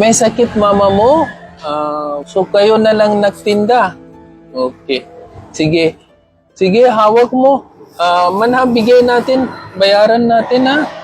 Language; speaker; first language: Filipino; non-native, local second language; Cebuano